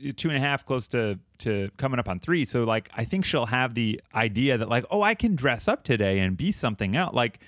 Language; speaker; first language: English; native; English